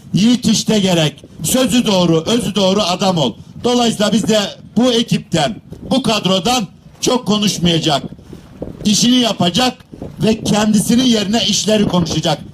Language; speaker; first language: Turkish; native; Turkish